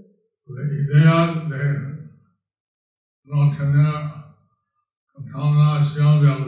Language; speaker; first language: Spanish; non-native, learner; English